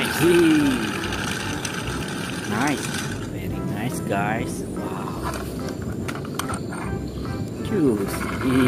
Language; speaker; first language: English; non-native, learner; Indonesian